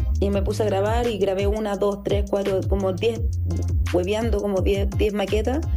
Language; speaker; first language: Spanish; early bilingual, heritage; Spanish